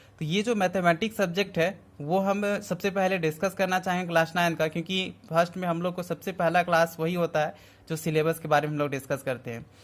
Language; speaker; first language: Hindi; native; Hindi